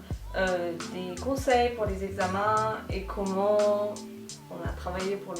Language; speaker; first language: French; native; French